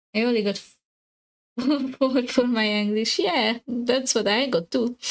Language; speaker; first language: English; non-native, fluent; Hungarian